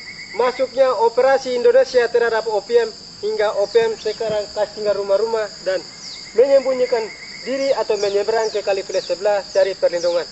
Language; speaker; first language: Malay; non-native, local second language; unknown